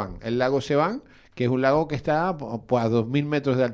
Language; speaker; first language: Spanish; native; Spanish